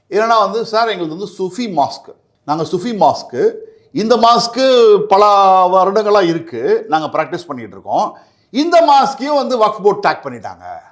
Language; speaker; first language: Tamil; native; Tamil